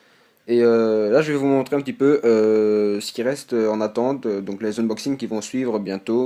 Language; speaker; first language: French; native; French